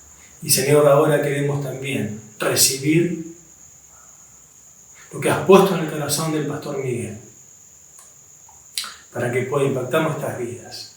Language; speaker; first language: Spanish; native; Spanish